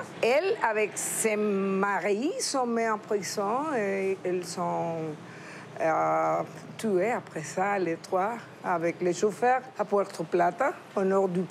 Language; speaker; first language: French; non-native, fluent; Spanish